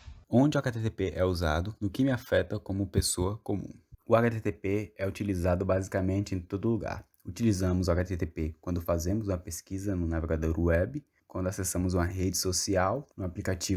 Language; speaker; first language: Portuguese; native; Portuguese